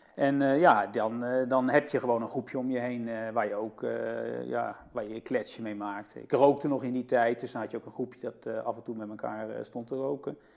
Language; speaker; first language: Dutch; native; Dutch